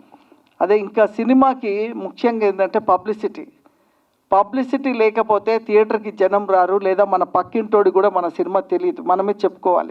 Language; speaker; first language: Telugu; native; Telugu